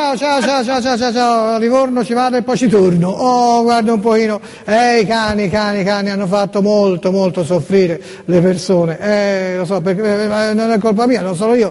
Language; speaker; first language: Italian; native; Italian